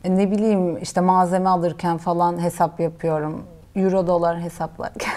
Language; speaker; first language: Turkish; early bilingual, heritage; Turkish